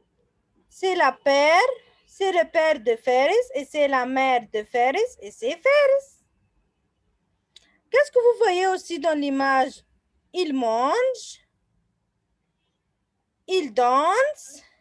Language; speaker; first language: French; non-native, fluent; Arabic